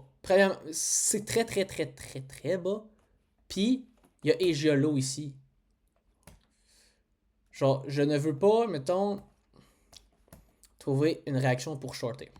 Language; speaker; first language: French; native; French